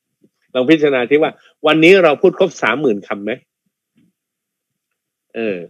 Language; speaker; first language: Thai; native; Thai